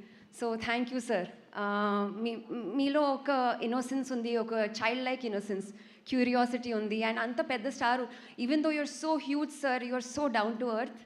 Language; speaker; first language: Telugu; non-native, fluent; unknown